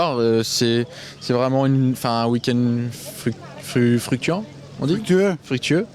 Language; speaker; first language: French; native; French